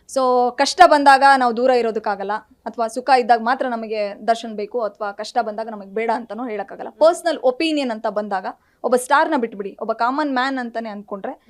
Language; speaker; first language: Kannada; native; Kannada